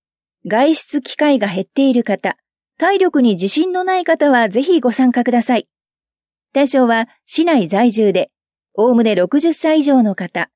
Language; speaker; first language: Japanese; native; Japanese